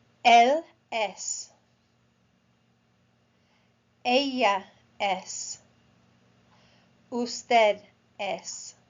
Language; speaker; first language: Spanish; non-native, fluent; English